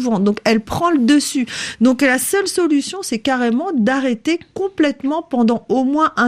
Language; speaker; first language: French; native; French